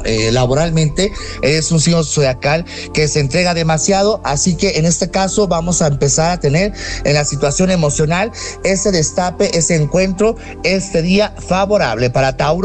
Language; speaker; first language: Spanish; native; Spanish